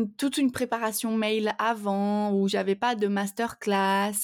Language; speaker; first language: French; non-native, fluent; Portuguese